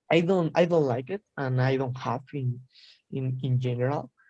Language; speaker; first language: English; non-native, learner; Spanish